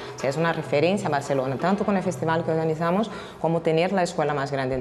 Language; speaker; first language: Spanish; non-native, fluent; Portuguese